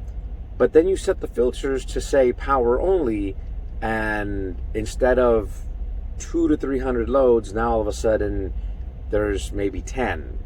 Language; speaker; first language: English; native; English